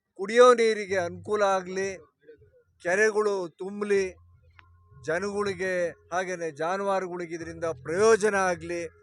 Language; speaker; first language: Kannada; native; Kannada